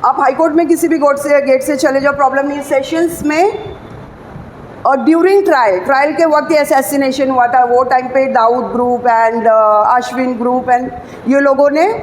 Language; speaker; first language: Hindi; non-native, local second language; Marathi